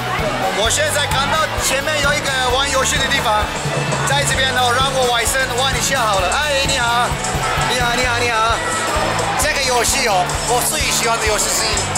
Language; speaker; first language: Chinese; non-native, fluent; Turkish